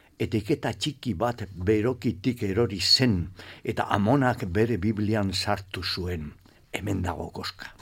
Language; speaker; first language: Basque; non-native, local second language; Spanish